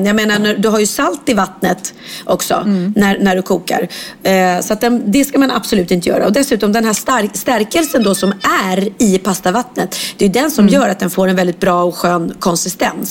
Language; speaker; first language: Swedish; native; Swedish